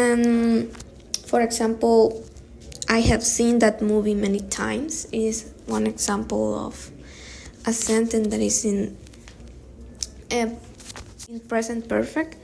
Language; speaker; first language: English; non-native, learner; Spanish